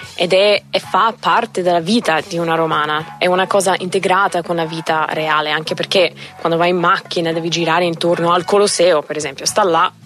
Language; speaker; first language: Italian; non-native, fluent; English